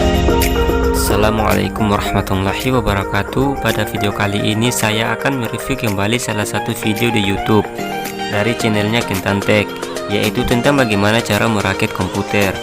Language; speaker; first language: Indonesian; native; Indonesian